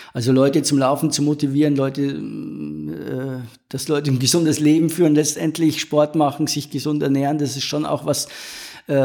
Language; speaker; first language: German; native; German